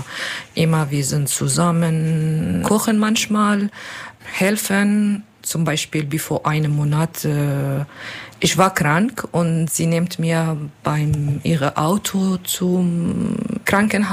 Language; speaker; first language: German; non-native, learner; Kurdish